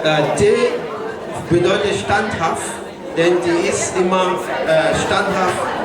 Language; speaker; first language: German; non-native, learner; French